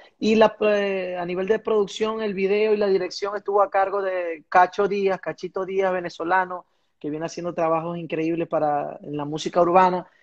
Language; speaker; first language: Spanish; native; Spanish